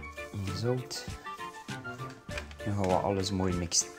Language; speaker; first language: Dutch; native; Dutch